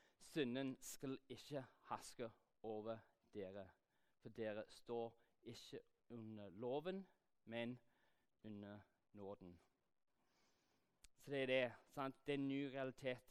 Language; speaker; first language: Norwegian; non-native, fluent; English